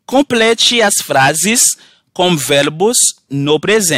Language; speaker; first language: Portuguese; non-native, fluent; Haitian Creole